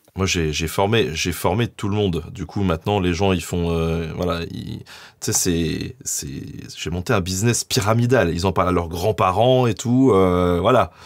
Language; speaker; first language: French; native; French